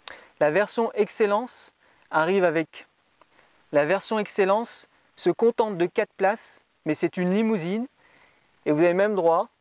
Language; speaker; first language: French; native; French